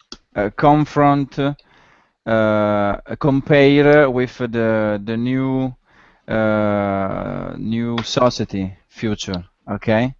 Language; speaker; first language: English; non-native, learner; Italian